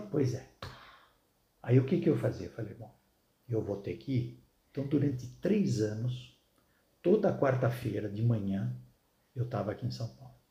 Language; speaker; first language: Portuguese; early bilingual, other home language; Arabic